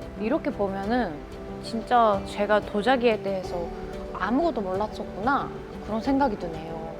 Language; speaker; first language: Korean; non-native, fluent; Japanese